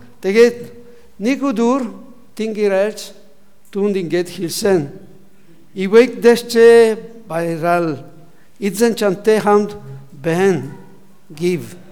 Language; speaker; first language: Mongolian; non-native, learner; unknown